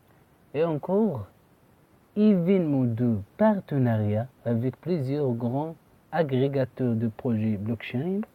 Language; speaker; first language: French; non-native, fluent; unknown